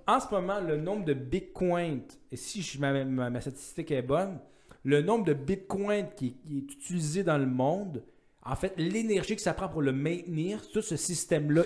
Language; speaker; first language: French; native; French